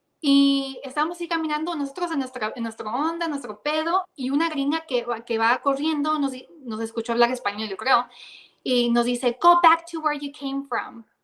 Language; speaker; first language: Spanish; early bilingual, heritage; Spanish